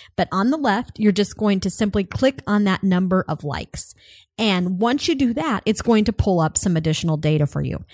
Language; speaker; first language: English; native; English